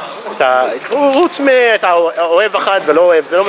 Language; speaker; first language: Hebrew; non-native, fluent; English